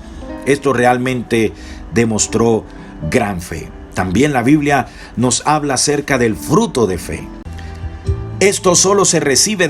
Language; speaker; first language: Spanish; native; Spanish